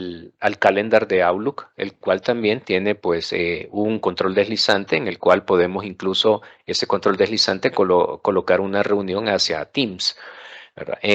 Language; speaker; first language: Spanish; native; Spanish